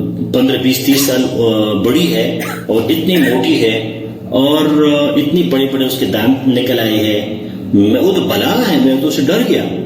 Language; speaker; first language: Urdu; non-native, local second language; Pashto